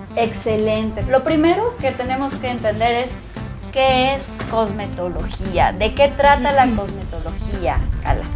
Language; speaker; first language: Spanish; native; Spanish